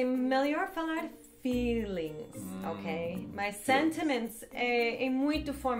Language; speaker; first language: Portuguese; non-native, fluent; English